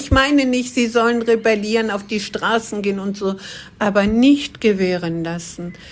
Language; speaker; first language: German; early bilingual, other home language; Kurdish